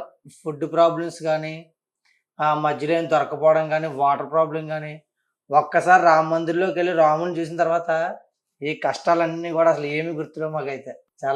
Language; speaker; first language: Telugu; native; Telugu